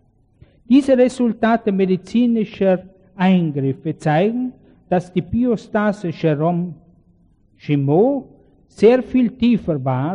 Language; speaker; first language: German; native; German